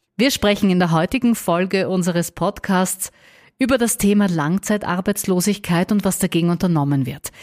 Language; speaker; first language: German; native; German